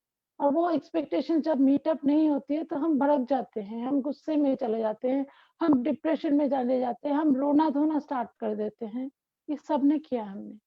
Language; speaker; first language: Hindi; non-native, local second language; Bangla